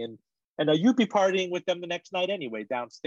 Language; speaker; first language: English; early bilingual, other home language; Persian